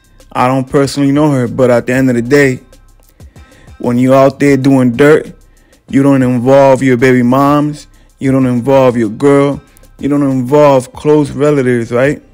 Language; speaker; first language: English; native; English